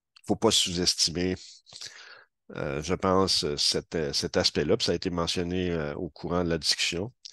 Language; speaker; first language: French; native; French